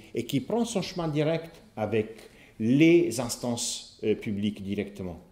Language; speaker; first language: French; non-native, fluent; Italian